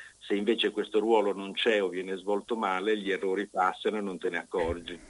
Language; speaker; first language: Italian; native; Italian